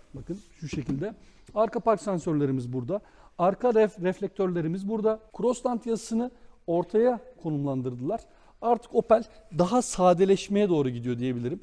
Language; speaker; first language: Turkish; native; Turkish